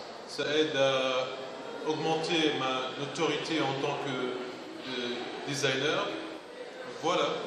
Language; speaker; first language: French; non-native, local second language; Arabic